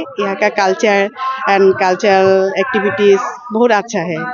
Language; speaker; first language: Hindi; non-native, learner; Bangla